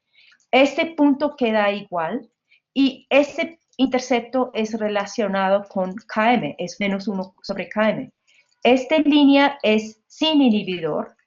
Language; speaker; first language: Spanish; non-native, fluent; English